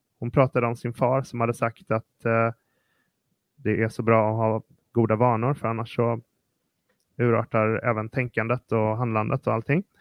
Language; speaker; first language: Swedish; native; Swedish